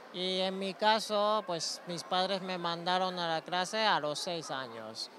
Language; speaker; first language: Spanish; non-native, fluent; Japanese